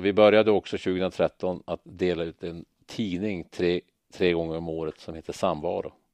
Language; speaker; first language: Swedish; native; Swedish